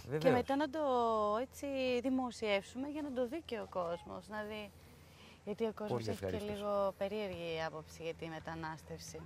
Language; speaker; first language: Greek; native; Greek